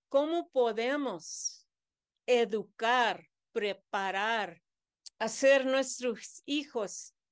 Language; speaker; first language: Spanish; early bilingual, heritage; Spanish